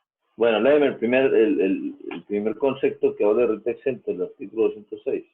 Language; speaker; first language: Spanish; native; Spanish